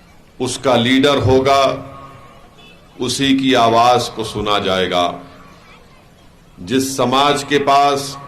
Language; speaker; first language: Urdu; native; Urdu